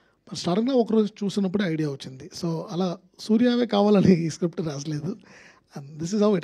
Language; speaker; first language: Telugu; non-native, learner; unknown